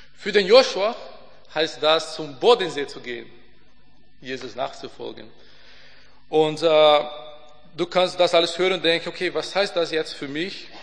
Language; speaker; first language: German; non-native, fluent; Portuguese